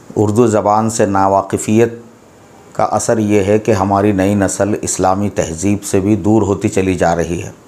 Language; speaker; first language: Urdu; native; Urdu